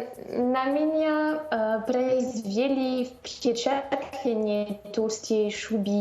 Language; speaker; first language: Russian; non-native, learner; French